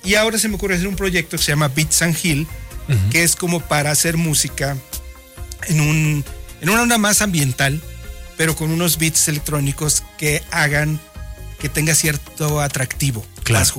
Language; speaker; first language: Spanish; native; Spanish